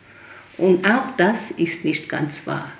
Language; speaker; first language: German; early bilingual, heritage; German